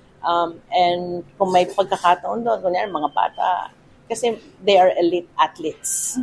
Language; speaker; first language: Filipino; native; Filipino